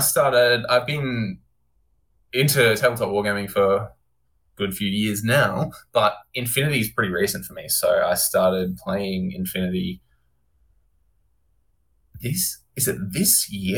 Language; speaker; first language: English; native; English